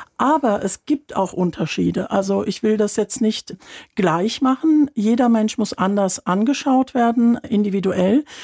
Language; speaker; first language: German; early bilingual, other home language; Turkish